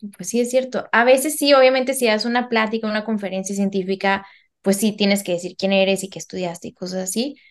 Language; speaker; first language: Spanish; native; Spanish